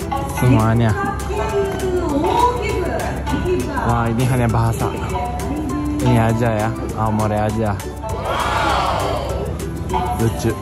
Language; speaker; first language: Indonesian; non-native, learner; Japanese